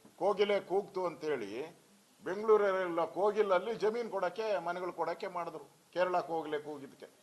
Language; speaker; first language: Kannada; native; Kannada